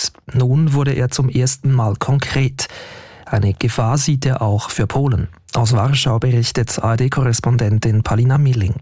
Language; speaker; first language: German; native; German